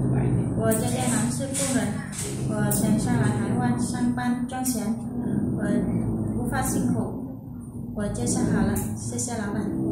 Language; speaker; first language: Chinese; non-native, learner; Vietnamese